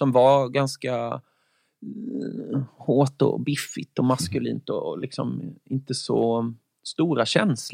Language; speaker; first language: Swedish; native; Swedish